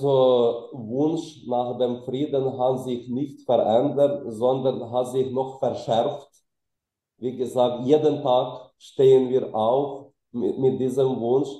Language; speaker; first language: German; non-native, fluent; Ukrainian